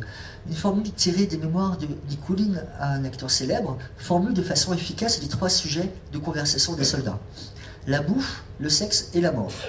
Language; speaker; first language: French; native; French